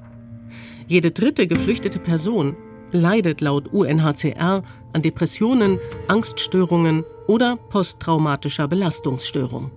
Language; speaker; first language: German; native; German